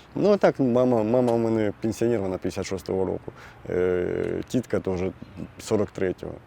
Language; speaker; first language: Ukrainian; native; Ukrainian